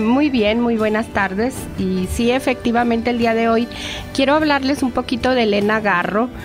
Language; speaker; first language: Spanish; native; Spanish